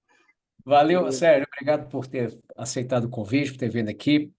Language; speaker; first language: Portuguese; native; Portuguese